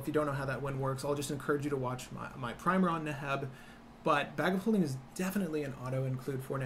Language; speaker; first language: English; native; English